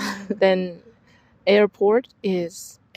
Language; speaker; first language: English; non-native, fluent; Korean